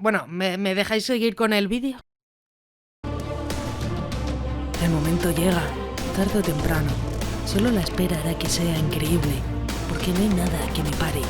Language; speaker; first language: Spanish; native; Spanish